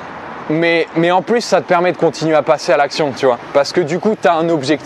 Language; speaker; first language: French; native; French